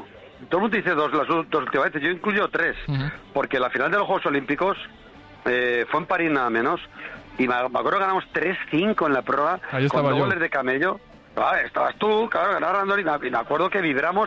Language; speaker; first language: Spanish; native; Spanish